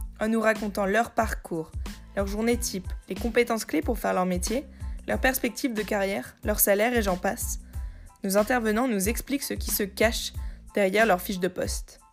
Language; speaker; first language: French; native; French